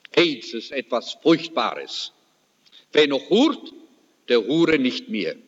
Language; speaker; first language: German; early bilingual, heritage; German